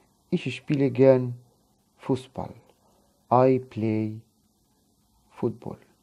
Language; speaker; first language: German; non-native, fluent; Arabic